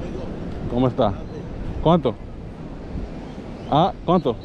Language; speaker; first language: Spanish; non-native, learner; English